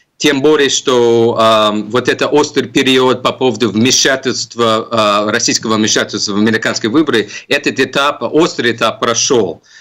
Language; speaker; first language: Russian; non-native, fluent; English